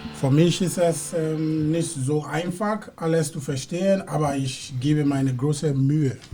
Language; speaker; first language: German; non-native, learner; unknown